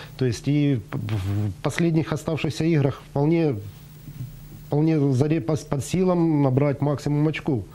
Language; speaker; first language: Russian; native; Russian